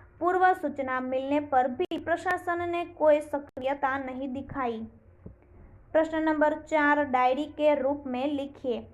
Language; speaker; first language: Hindi; non-native, local second language; Gujarati